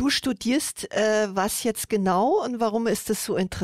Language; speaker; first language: German; native; German